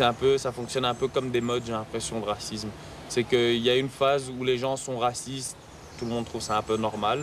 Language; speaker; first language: French; early bilingual, other home language; Lingala